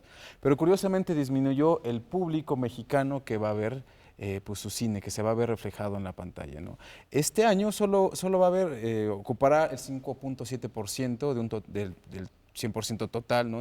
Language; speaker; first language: Spanish; native; Spanish